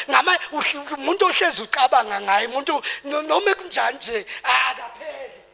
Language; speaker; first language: Zulu; native; Zulu